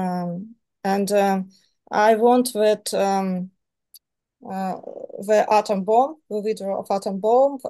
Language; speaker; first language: English; non-native, learner; Serbian